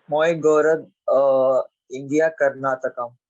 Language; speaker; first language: Russian; non-native, learner; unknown